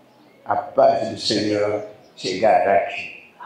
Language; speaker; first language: Portuguese; non-native, learner; Lingala